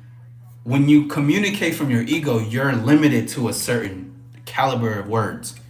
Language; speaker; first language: English; native; English